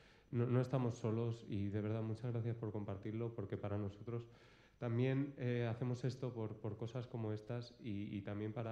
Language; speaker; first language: Spanish; native; Spanish